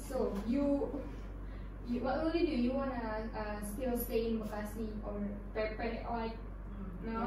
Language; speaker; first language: English; non-native, learner; Indonesian